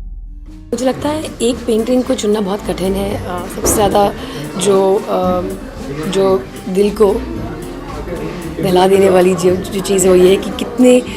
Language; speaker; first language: Hindi; native; Hindi